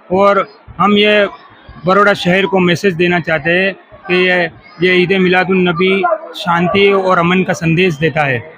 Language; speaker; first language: Hindi; non-native, local second language; Gujarati